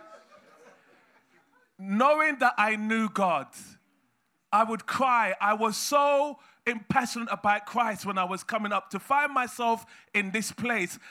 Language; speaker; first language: English; native; English